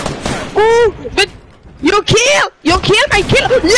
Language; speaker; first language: English; non-native, learner; French